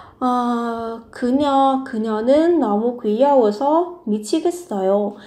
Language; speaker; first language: Korean; non-native, fluent; Vietnamese